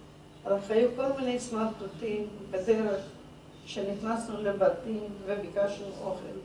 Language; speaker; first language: Hebrew; non-native, fluent; Hungarian